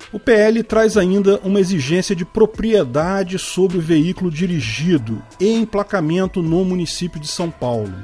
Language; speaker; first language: Portuguese; native; Portuguese